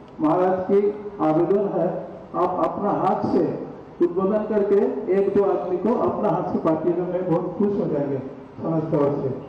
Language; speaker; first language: Hindi; non-native, local second language; Bangla